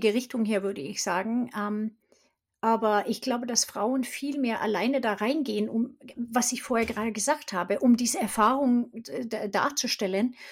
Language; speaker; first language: German; non-native, fluent; Swedish